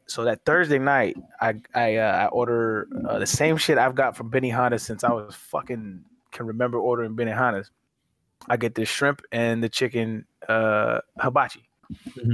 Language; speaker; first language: English; native; English